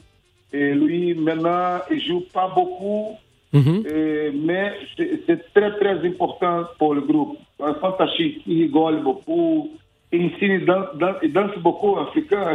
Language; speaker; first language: French; non-native, learner; Portuguese